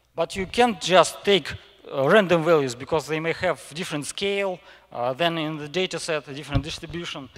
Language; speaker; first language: English; non-native, fluent; Russian